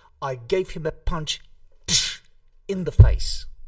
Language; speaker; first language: English; non-native, fluent; Hungarian